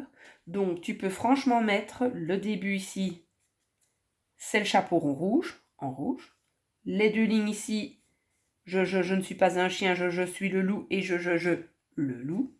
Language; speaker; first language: French; native; French